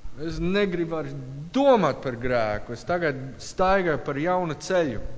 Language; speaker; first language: Latvian; non-native, learner; English